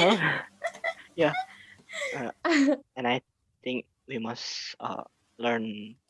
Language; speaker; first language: English; non-native, learner; Indonesian